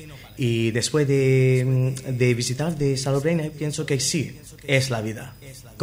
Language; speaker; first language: Spanish; non-native, learner; English